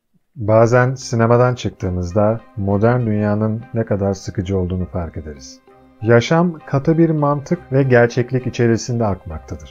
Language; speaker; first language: Turkish; native; Turkish